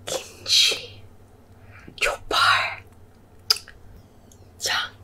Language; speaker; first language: Korean; non-native, learner; Cantonese